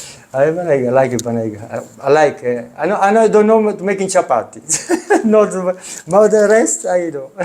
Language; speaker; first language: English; non-native, learner; Italian